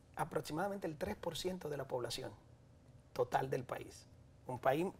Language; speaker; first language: Spanish; native; Spanish